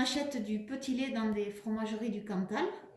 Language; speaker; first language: French; native; French